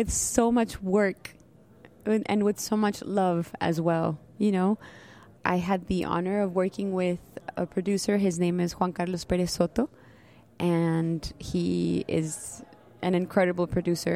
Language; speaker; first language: English; non-native, fluent; Spanish